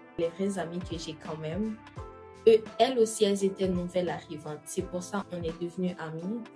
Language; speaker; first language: French; non-native, local second language; Haitian Creole